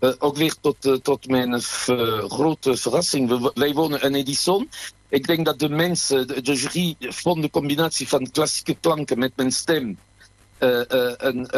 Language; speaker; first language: Dutch; non-native, fluent; French